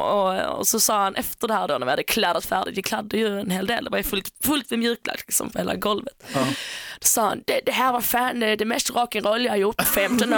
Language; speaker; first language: Swedish; native; Swedish